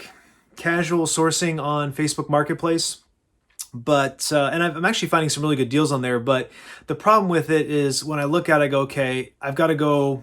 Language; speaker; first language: English; native; English